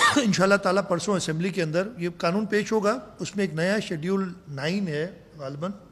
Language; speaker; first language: Urdu; non-native, local second language; Sindhi